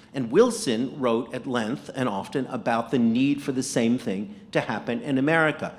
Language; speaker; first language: English; native; English